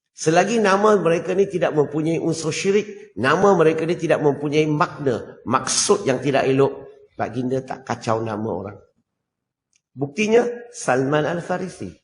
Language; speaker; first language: Malay; non-native, local second language; Chinese